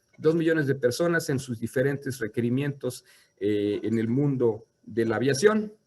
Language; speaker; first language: Spanish; native; Spanish